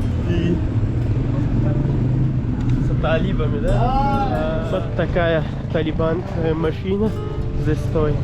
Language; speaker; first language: Russian; non-native, learner; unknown